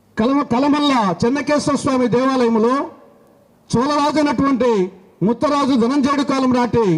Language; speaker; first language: Telugu; native; Telugu